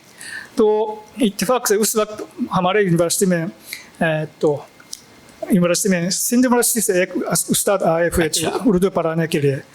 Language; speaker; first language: Hindi; non-native, fluent; Japanese